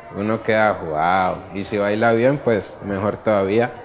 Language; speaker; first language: Spanish; early bilingual, other home language; Italian